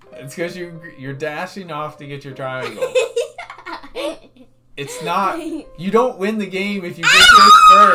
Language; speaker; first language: English; native; English